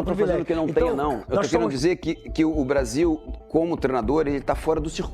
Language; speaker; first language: Portuguese; native; Portuguese